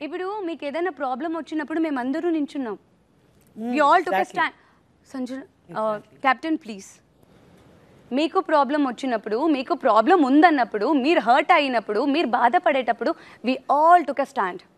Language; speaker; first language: Telugu; native; Telugu